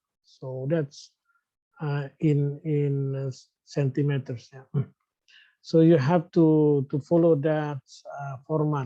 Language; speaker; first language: English; non-native, fluent; Indonesian